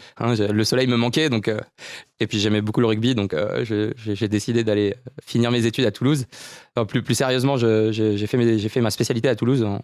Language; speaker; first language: French; early bilingual, other home language; Romanian